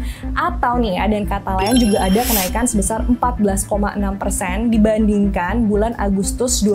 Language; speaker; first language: Indonesian; native; Indonesian